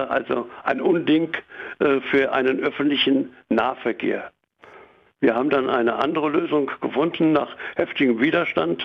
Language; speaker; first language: German; native; German